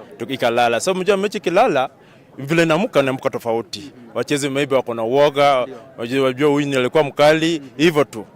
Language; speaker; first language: Swahili; non-native, local second language; Luo (Kenya and Tanzania)